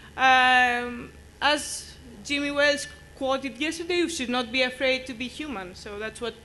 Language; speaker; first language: English; non-native, fluent; Greek